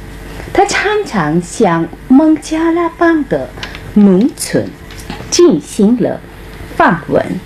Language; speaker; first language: Chinese; non-native, fluent; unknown